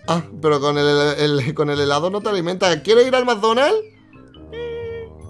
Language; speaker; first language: Spanish; native; Spanish